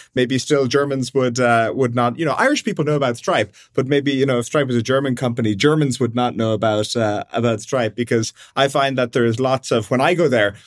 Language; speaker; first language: English; native; English